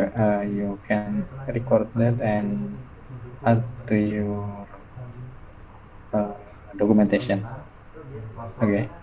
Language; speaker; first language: English; non-native, fluent; Indonesian